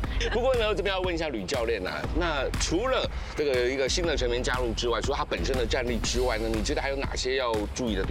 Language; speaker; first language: Chinese; native; Chinese